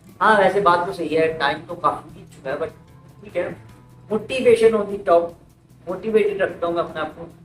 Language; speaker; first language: Hindi; native; Hindi